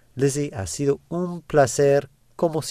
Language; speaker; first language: Spanish; non-native, fluent; English